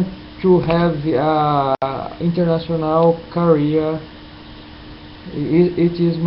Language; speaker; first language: English; non-native, learner; Portuguese